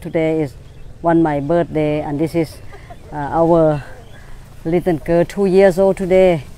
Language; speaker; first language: English; non-native, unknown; Thai